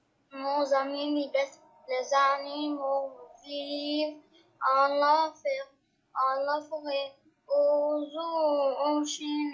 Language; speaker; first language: French; non-native, learner; Arabic